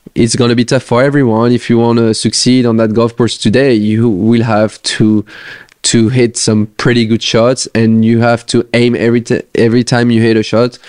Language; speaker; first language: English; non-native, fluent; French